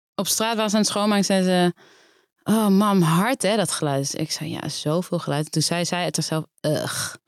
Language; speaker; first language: Dutch; native; Dutch